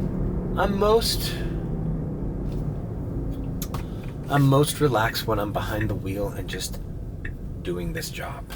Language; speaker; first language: English; early bilingual, other home language; Spanish